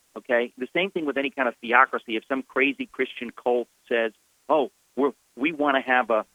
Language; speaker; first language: English; native; English